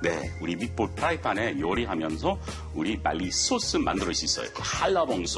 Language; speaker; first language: Korean; non-native, learner; English